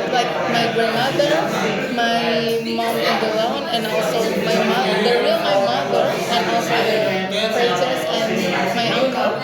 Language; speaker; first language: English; non-native, learner; Indonesian